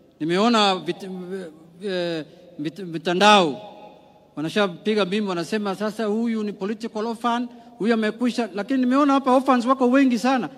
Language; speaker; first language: Swahili; non-native, local second language; Somali